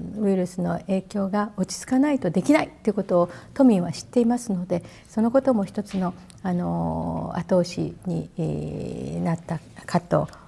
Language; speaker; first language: Japanese; native; Japanese